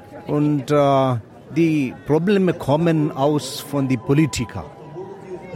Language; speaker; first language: German; non-native, learner; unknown